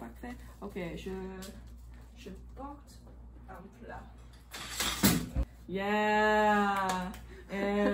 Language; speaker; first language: French; non-native, learner; English